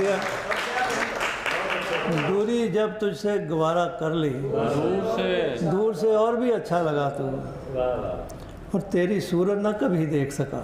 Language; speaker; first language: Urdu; non-native, local second language; Punjabi